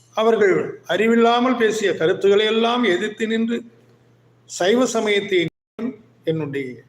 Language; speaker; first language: Tamil; native; Tamil